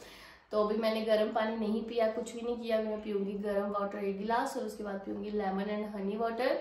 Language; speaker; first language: Hindi; native; Hindi